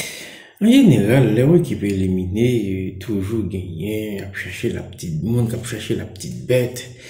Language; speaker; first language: French; non-native, local second language; Haitian Creole